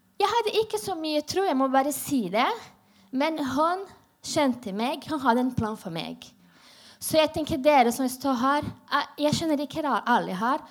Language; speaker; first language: Norwegian; non-native, learner; Portuguese